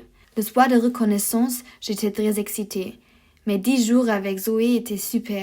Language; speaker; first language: French; non-native, learner; German